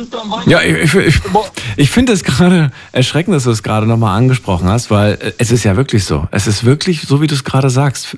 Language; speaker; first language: German; native; German